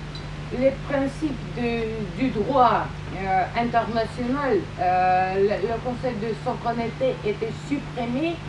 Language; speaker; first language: French; non-native, fluent; Russian